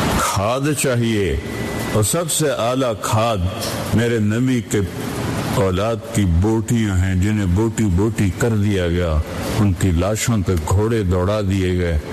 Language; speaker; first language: Urdu; non-native, local second language; Punjabi